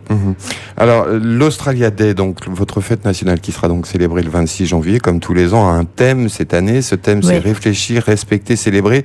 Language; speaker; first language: French; native; French